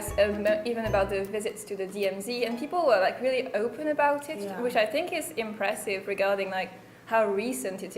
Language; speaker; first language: English; non-native, fluent; French